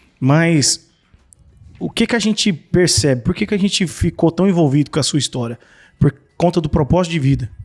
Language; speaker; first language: Portuguese; native; Portuguese